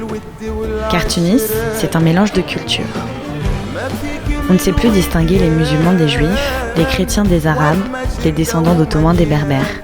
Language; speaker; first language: French; native; French